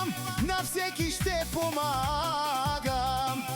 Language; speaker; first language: Bulgarian; non-native, local second language; Romany